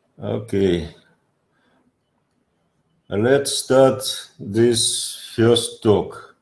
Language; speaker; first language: English; non-native, learner; Russian